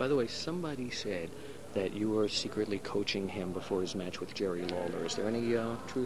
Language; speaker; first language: English; native; English